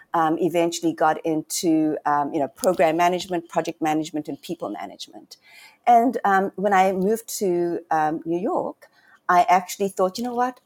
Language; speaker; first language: English; native; English